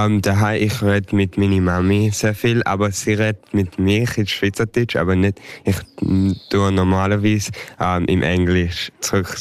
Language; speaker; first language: German; early bilingual, heritage; English